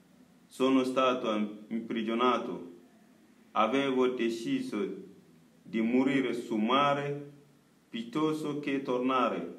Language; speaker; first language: Italian; non-native, learner; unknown